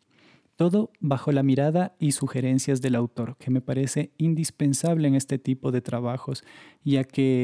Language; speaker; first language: Spanish; native; Spanish